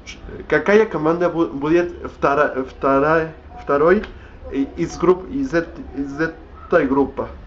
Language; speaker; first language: Russian; non-native, learner; Spanish